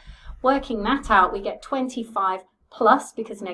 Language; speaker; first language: English; native; English